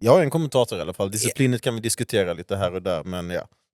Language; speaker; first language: Swedish; native; Swedish